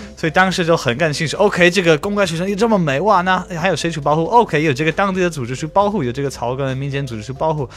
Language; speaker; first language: Chinese; non-native, fluent; English